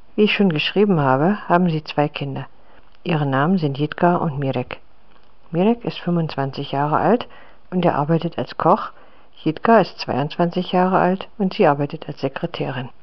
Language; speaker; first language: German; non-native, fluent; Czech